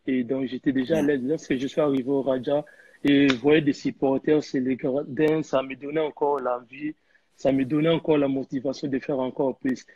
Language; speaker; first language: French; non-native, local second language; Lingala